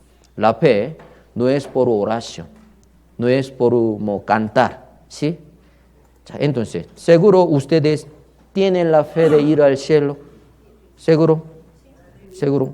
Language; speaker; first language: Spanish; non-native, learner; Korean